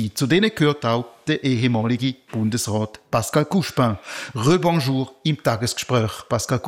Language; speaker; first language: German; native; German